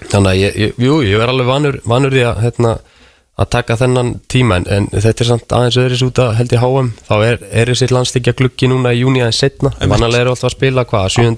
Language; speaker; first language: Icelandic; non-native, fluent; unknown